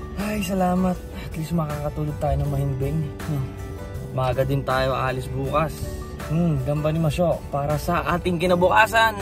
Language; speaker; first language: Filipino; native; Filipino